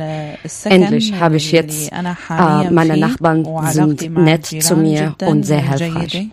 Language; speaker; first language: German; non-native, learner; Arabic